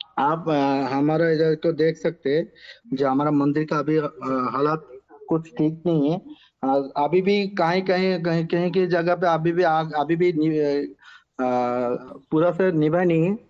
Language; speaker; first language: Hindi; non-native, learner; Bangla